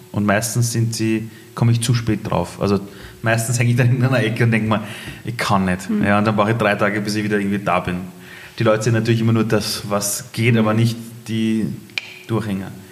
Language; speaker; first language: German; early bilingual, other home language; Persian